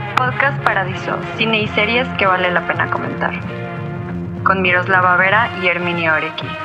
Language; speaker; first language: Spanish; native; Spanish